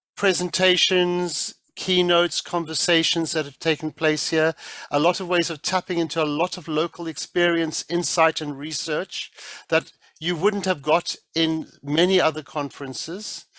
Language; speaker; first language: English; native; English